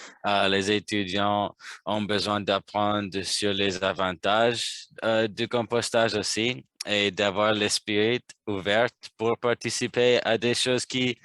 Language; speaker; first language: French; non-native, learner; English